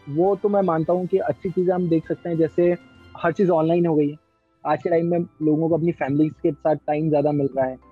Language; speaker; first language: Hindi; native; Hindi